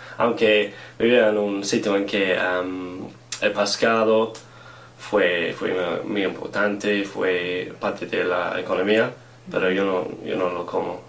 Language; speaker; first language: Spanish; non-native, learner; English